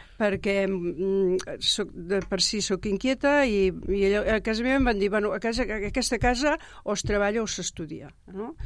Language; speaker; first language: Catalan; native; Catalan